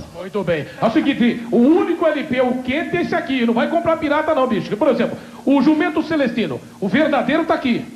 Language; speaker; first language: Portuguese; native; Portuguese